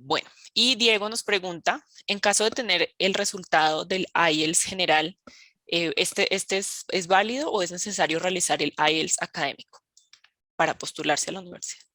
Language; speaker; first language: Spanish; native; Spanish